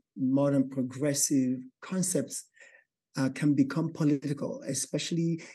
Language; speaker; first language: English; non-native, local second language; Yoruba